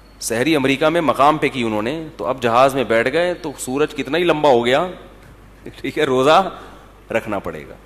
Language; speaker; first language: Urdu; native; Urdu